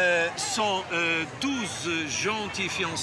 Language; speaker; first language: French; non-native, fluent; Portuguese